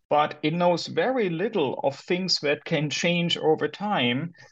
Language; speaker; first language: English; non-native, fluent; German